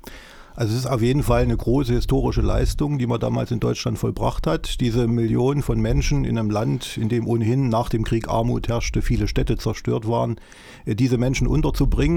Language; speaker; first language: German; native; German